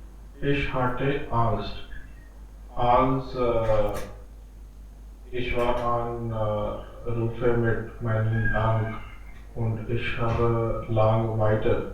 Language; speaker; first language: German; non-native, learner; Hindi